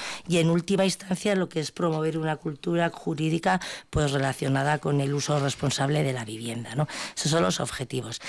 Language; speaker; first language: Spanish; native; Spanish